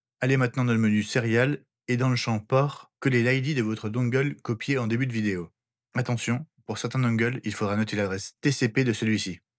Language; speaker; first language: French; native; French